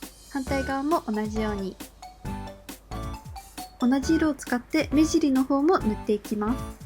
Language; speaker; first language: Japanese; native; Japanese